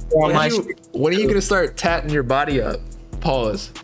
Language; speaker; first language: English; native; English